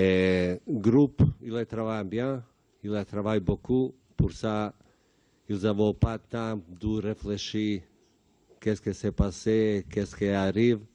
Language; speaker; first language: French; non-native, learner; Bosnian